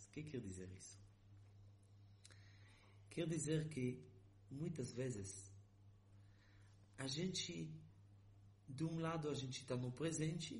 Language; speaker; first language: Portuguese; non-native, fluent; Hebrew